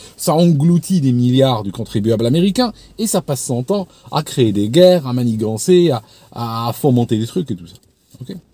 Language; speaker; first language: French; non-native, local second language; Arabic